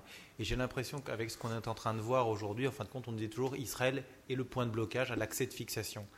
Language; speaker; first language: French; native; French